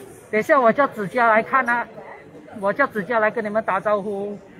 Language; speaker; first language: Chinese; native; Chinese